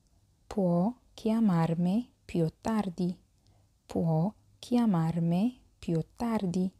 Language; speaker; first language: Italian; non-native, fluent; Arabic